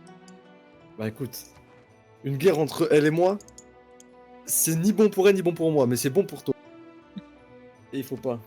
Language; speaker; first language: French; native; French